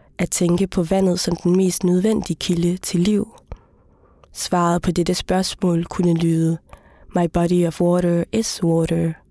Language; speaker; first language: Danish; early bilingual, other home language; Somali